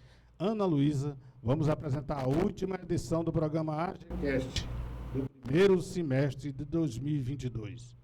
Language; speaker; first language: Portuguese; native; Portuguese